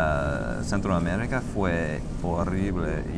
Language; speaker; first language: Spanish; non-native, fluent; English